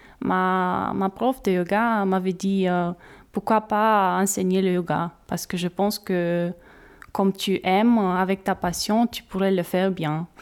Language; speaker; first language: French; non-native, fluent; Romanian